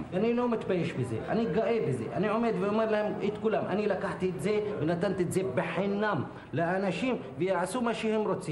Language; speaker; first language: Hebrew; non-native, local second language; Arabic